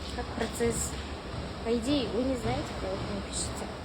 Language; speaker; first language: Russian; non-native, local second language; Kazakh